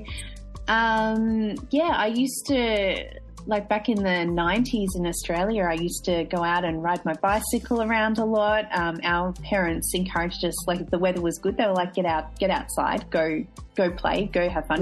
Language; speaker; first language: English; native; English